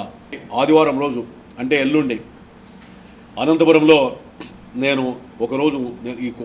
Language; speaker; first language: Telugu; native; Telugu